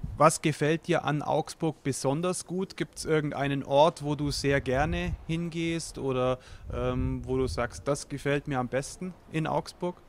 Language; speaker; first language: German; native; German